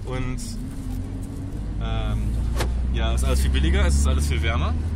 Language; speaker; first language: German; native; German